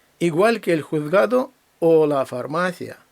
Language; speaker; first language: Spanish; non-native, fluent; Ukrainian